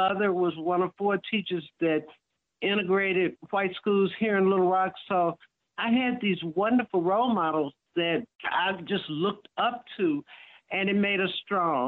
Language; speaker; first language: English; native; English